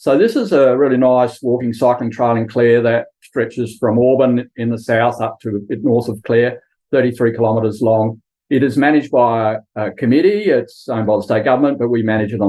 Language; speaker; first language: English; native; English